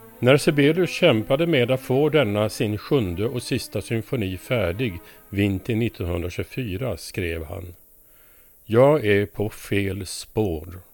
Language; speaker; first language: Swedish; native; Swedish